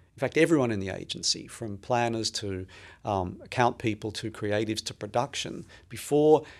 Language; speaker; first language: English; native; English